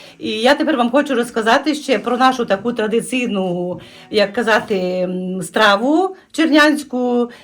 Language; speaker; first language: Ukrainian; native; Ukrainian